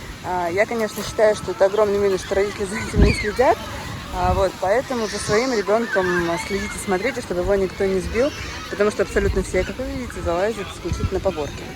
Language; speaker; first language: Russian; native; Russian